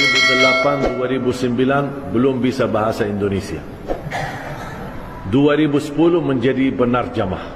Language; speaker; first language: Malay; non-native, fluent; Arabic